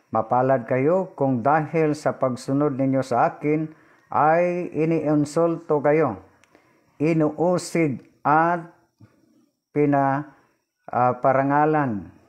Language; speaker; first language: Filipino; non-native, local second language; Cebuano